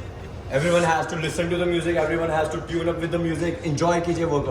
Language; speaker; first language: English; non-native, local second language; Punjabi